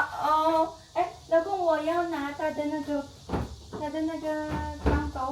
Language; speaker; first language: Chinese; non-native, learner; Filipino